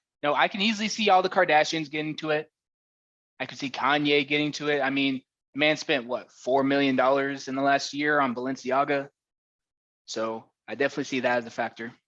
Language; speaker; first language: English; native; English